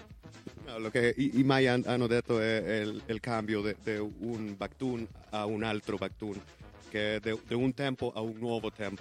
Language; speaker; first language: Italian; non-native, learner; Spanish